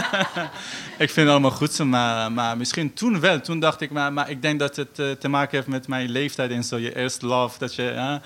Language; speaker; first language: Dutch; non-native, fluent; Persian